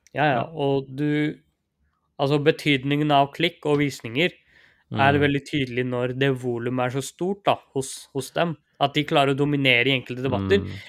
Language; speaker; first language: Norwegian; early bilingual, other home language; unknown